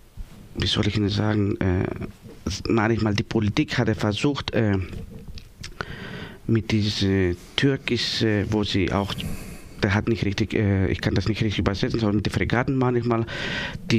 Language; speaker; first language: German; non-native, learner; Greek